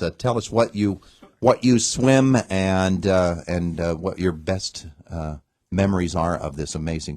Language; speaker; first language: English; native; English